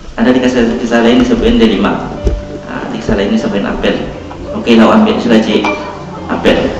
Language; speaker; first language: Malay; non-native, local second language; Minangkabau